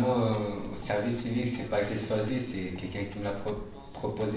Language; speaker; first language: French; non-native, fluent; Romanian